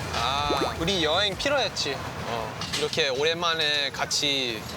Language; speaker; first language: Korean; non-native, fluent; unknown